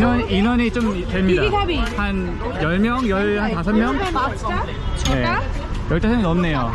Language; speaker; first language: Korean; native; Korean